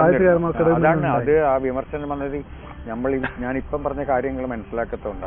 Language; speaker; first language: Malayalam; native; Malayalam